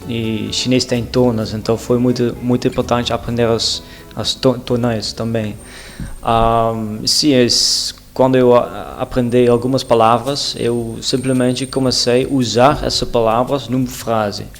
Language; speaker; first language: Portuguese; non-native, learner; Dutch